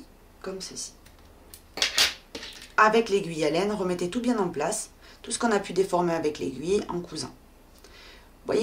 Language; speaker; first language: French; native; French